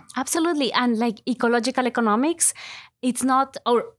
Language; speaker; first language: English; non-native, fluent; Spanish